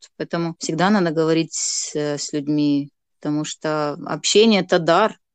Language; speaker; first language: Russian; non-native, local second language; Gagauz